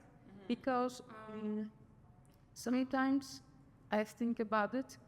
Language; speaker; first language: English; non-native, learner; Turkish